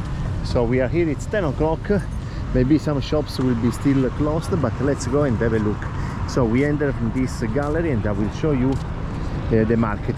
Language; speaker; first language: English; non-native, fluent; Italian